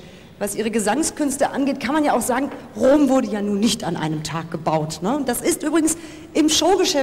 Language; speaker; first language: German; native; German